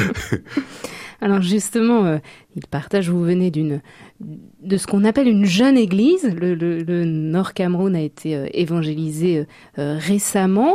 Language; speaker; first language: French; native; French